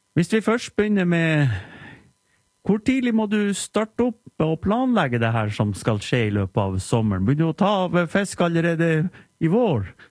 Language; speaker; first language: Norwegian; native; Norwegian